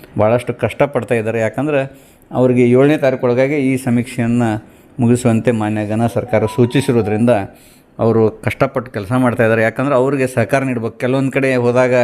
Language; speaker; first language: Kannada; native; Kannada